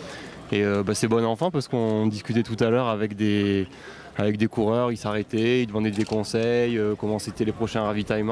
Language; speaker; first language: French; native; French